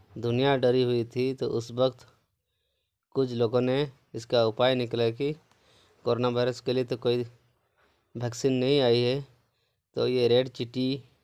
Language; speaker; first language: Hindi; non-native, local second language; Odia